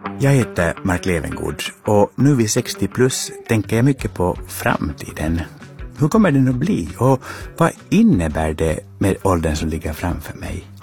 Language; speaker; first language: Swedish; native; Swedish